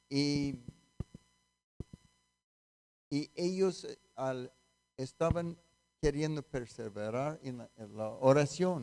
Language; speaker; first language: Spanish; non-native, fluent; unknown